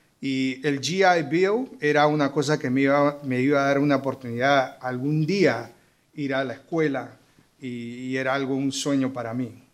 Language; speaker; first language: Spanish; early bilingual, heritage; Spanish